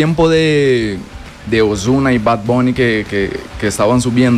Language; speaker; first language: Spanish; non-native, fluent; Papiamento